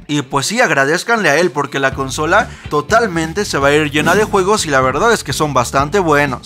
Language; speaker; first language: Spanish; native; Spanish